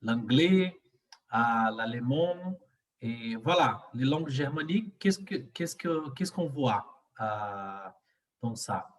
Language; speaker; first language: French; non-native, fluent; Portuguese